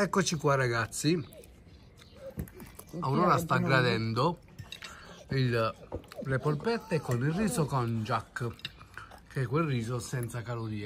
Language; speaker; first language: Italian; native; Italian